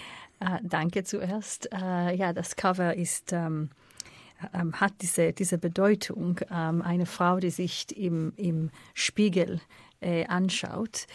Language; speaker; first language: German; non-native, fluent; Hebrew